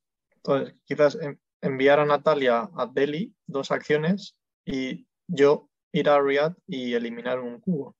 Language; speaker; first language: Spanish; non-native, fluent; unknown